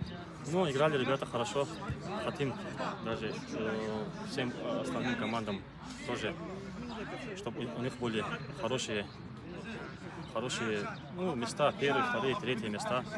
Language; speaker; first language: Russian; non-native, local second language; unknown